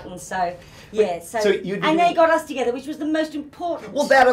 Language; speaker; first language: English; native; English